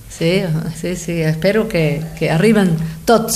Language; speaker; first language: Catalan; non-native, fluent; Spanish